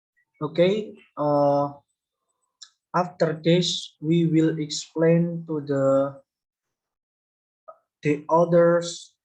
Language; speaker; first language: English; non-native, learner; Indonesian